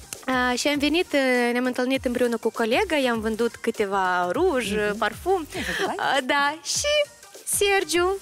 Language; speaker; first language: Romanian; non-native, local second language; Russian